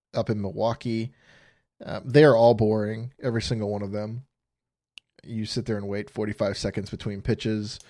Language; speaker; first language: English; native; English